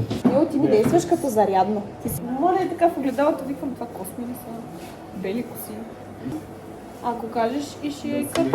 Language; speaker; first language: Bulgarian; native; Bulgarian